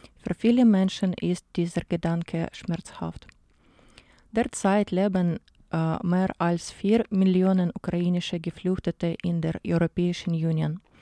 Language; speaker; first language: German; non-native, fluent; Ukrainian